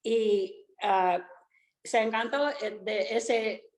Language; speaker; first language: Spanish; early bilingual, other home language; Italian